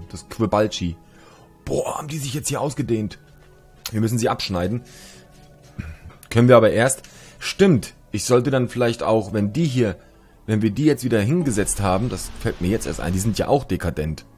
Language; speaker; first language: German; native; German